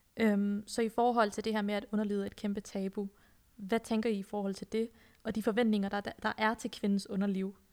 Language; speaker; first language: Danish; early bilingual, other home language; Persian